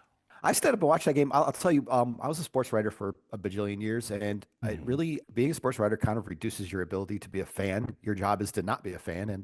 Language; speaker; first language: English; native; English